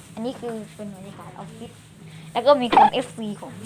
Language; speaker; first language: Thai; native; Thai